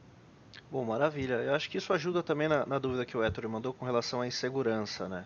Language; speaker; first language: Portuguese; native; Portuguese